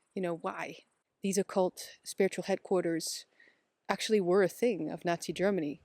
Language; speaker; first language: English; non-native, fluent; Dutch